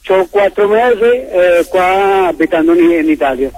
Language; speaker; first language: Italian; early bilingual, heritage; Spanish